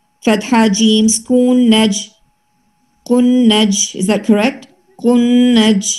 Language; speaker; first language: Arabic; non-native, learner; Urdu